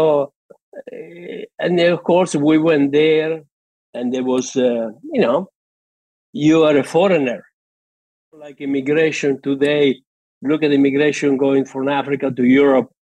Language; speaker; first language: English; non-native, fluent; Spanish